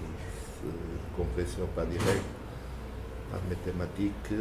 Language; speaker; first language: French; non-native, fluent; Portuguese